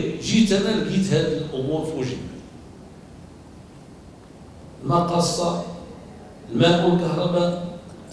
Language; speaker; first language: Arabic; native; Arabic